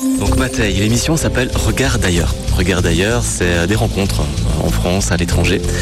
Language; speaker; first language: French; native; French